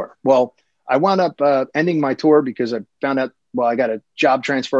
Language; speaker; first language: English; native; English